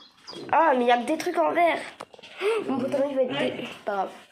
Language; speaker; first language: French; native; French